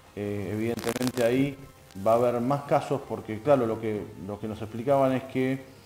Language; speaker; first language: Spanish; native; Spanish